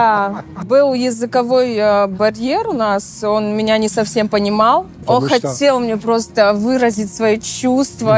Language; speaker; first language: Russian; native; Russian